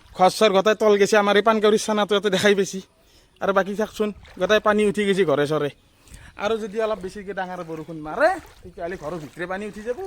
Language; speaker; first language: Assamese; native; Assamese